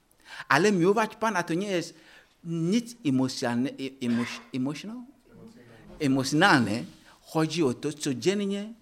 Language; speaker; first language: Polish; non-native, learner; Ukrainian